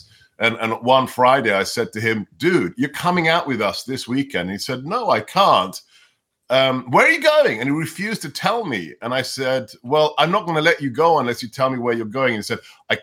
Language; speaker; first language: English; non-native, local second language; Hungarian